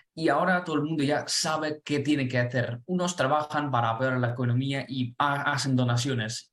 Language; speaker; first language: Spanish; non-native, fluent; Ukrainian